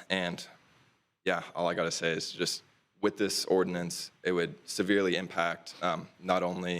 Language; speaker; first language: English; native; English